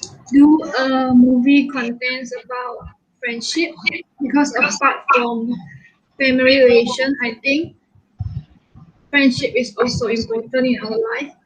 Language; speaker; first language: English; non-native, local second language; Malay